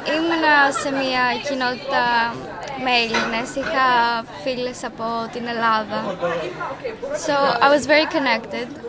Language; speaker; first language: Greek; early bilingual, heritage; Greek